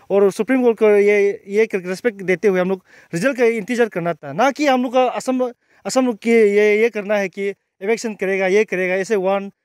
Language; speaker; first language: Hindi; non-native, local second language; Nyishi